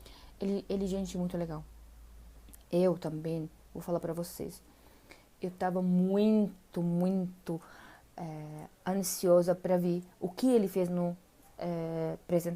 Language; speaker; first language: Portuguese; non-native, fluent; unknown